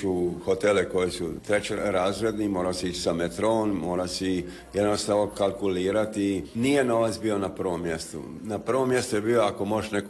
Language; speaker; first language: Croatian; native; Croatian